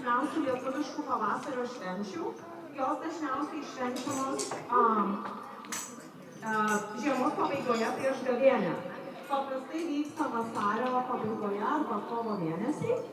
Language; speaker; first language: Lithuanian; early bilingual, heritage; Lithuanian